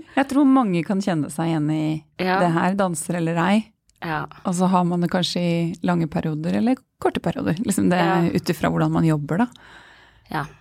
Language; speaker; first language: Norwegian; native; Norwegian